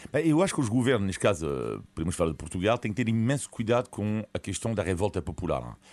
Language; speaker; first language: Portuguese; non-native, fluent; French